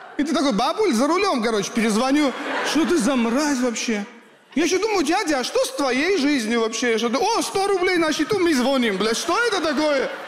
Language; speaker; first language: Russian; early bilingual, other home language; Kurdish